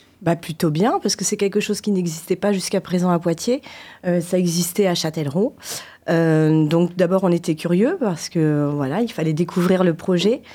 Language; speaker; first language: French; native; French